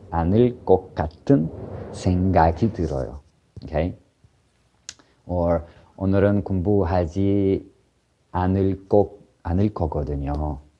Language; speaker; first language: Korean; non-native, fluent; Ukrainian